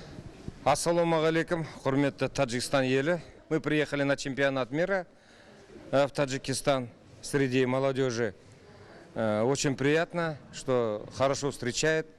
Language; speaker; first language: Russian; non-native, local second language; Kazakh